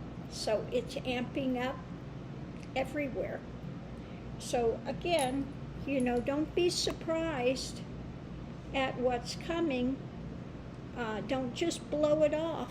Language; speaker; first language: English; native; English